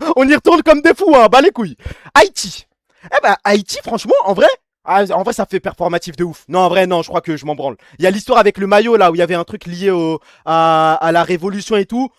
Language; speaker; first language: French; early bilingual, other home language; Arabic